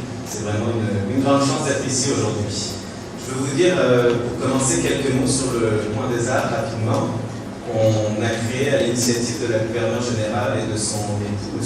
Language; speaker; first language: French; native; French